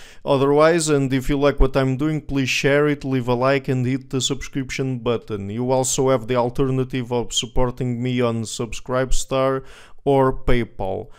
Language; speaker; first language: English; non-native, fluent; Portuguese